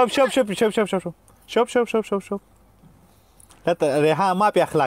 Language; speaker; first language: Arabic; non-native, learner; Pashto